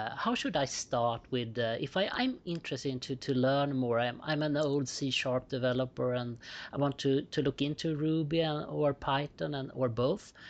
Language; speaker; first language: English; non-native, fluent; Swedish